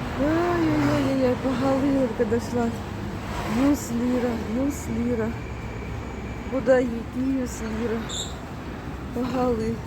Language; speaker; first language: Turkish; non-native, learner; Russian